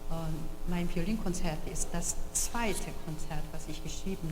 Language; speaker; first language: German; non-native, fluent; Korean